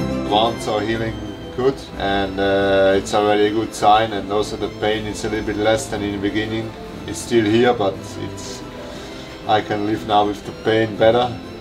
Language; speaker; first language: English; non-native, fluent; German